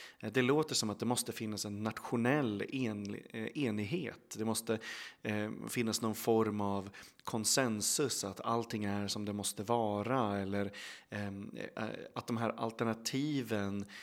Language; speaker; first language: Swedish; native; Swedish